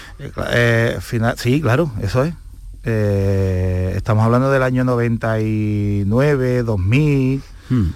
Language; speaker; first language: Spanish; native; Spanish